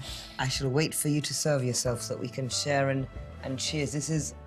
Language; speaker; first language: English; native; English